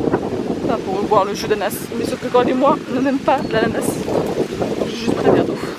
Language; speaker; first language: French; native; French